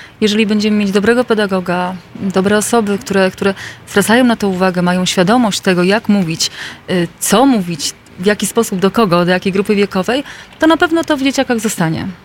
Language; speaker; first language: Polish; native; Polish